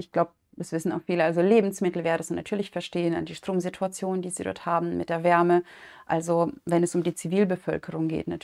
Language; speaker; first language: German; non-native, fluent; Ukrainian